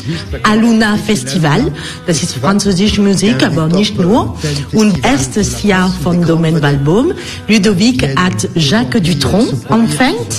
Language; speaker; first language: German; non-native, fluent; French